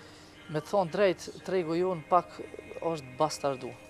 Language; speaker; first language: Albanian; native; Albanian